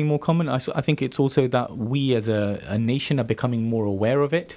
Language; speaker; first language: English; native; English